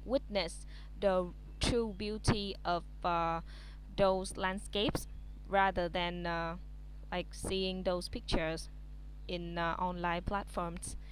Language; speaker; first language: English; non-native, fluent; Vietnamese